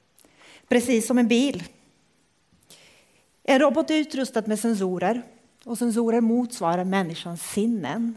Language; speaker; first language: Swedish; non-native, fluent; Croatian